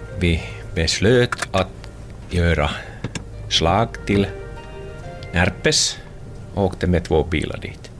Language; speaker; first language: Swedish; non-native, local second language; Finnish